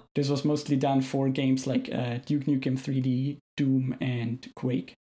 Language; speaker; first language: English; non-native, fluent; German